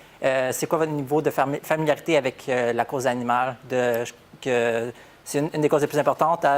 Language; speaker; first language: French; native; French